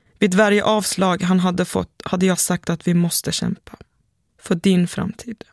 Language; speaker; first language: Swedish; early bilingual, other home language; Persian